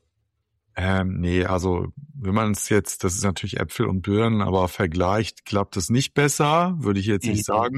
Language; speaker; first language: German; native; German